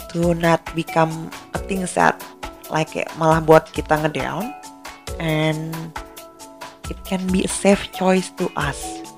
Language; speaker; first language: English; non-native, learner; Indonesian